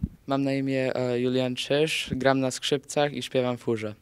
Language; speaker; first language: Polish; early bilingual, heritage; Polish